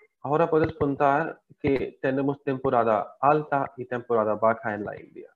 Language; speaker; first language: Spanish; non-native, learner; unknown